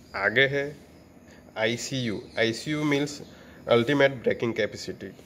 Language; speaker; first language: Hindi; non-native, local second language; Gujarati